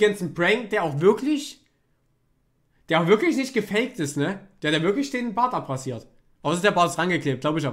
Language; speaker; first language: German; native; German